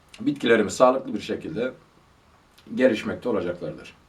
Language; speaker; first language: Turkish; native; Turkish